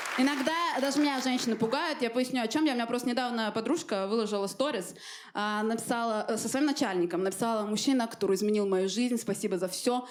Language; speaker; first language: Russian; early bilingual, other home language; Armenian